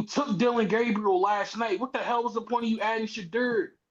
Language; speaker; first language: English; native; English